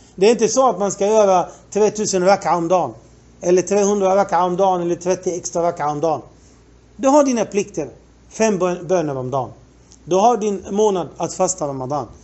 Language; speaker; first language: Swedish; non-native, fluent; Arabic